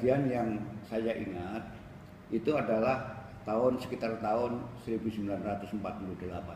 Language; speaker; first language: Indonesian; native; Indonesian